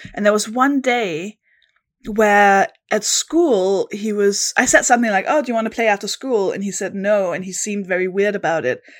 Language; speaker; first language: English; non-native, fluent; Danish